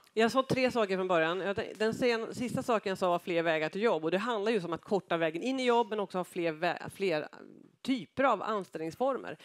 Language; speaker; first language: Swedish; native; Swedish